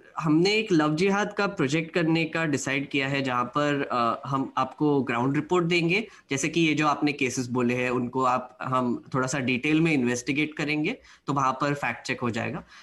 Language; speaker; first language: Hindi; non-native, local second language; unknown